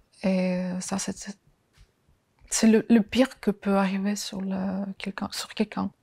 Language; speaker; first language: French; non-native, fluent; Ukrainian